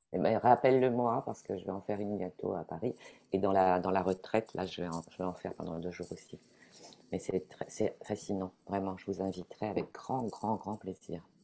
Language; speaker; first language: French; non-native, fluent; Italian